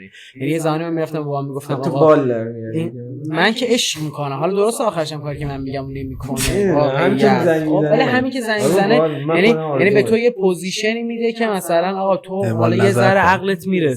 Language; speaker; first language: Persian; native; Persian